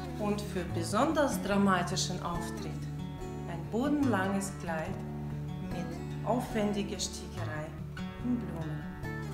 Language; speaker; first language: German; non-native, fluent; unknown